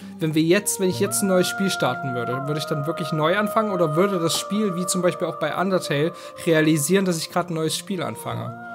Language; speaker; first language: German; native; German